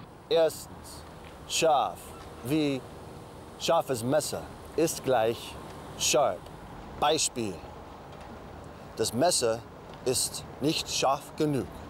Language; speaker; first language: German; non-native, fluent; English